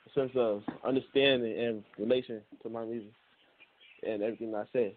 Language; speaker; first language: English; native; English